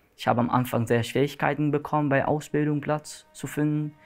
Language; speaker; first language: German; non-native, learner; Arabic